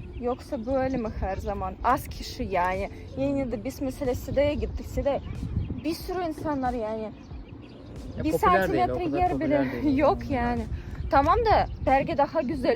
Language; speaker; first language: Turkish; non-native, learner; Russian